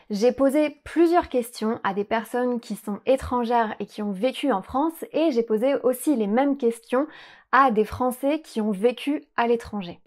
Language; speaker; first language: French; native; French